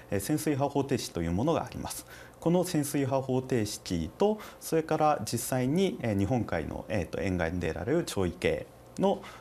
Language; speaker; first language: Japanese; native; Japanese